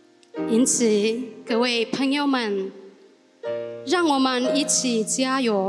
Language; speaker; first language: Chinese; native; Chinese